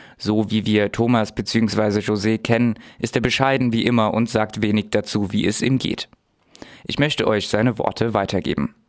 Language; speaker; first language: German; native; German